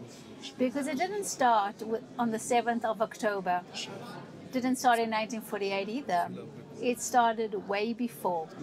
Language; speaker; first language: English; non-native, fluent; Hebrew